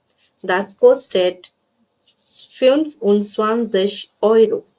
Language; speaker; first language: German; non-native, fluent; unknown